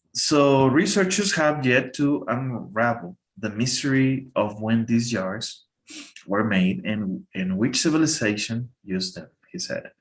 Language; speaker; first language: English; non-native, fluent; Spanish